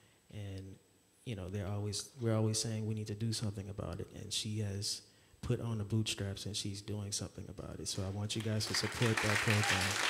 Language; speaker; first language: English; native; English